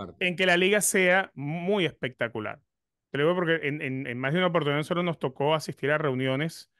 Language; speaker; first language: Spanish; native; Spanish